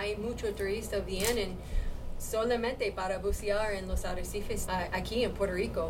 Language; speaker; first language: Spanish; non-native, learner; English